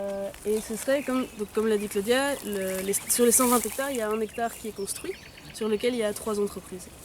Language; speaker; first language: French; native; French